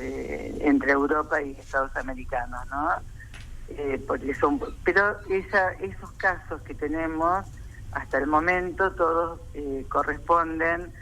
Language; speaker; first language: Spanish; native; Spanish